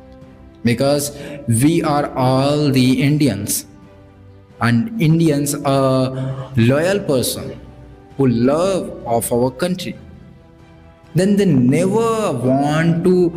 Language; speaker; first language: English; non-native, learner; Bhojpuri